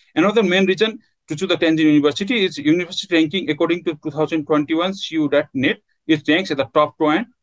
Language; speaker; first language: English; non-native, local second language; Nepali